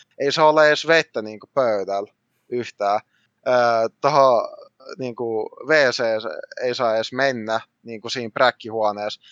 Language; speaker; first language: Finnish; early bilingual, other home language; Russian